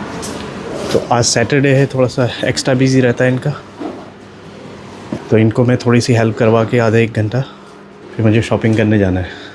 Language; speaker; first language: Hindi; native; Hindi